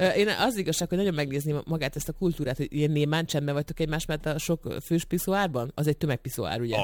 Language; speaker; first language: Hungarian; native; Hungarian